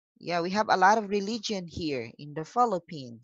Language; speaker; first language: English; non-native, local second language; Filipino